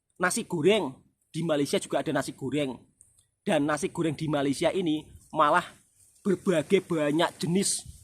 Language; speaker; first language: Indonesian; native; Indonesian